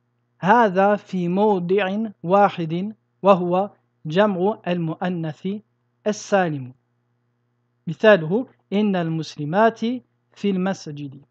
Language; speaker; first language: Arabic; non-native, fluent; French